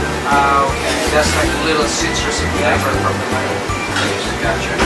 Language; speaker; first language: English; non-native, fluent; Indonesian